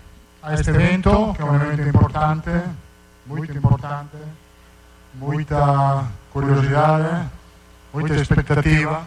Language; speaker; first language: Spanish; non-native, fluent; Italian